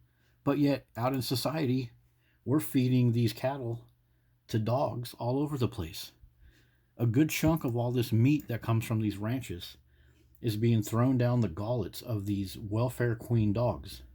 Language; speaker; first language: English; native; English